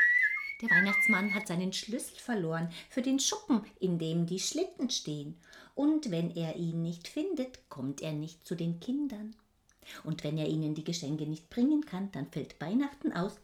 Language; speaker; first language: German; native; German